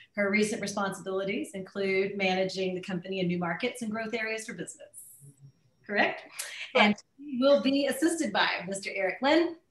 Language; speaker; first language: English; native; English